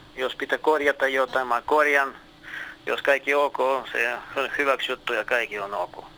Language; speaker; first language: Finnish; non-native, learner; Russian